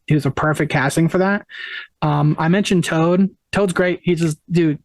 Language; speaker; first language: English; native; English